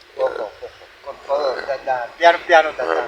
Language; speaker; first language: Italian; non-native, learner; Filipino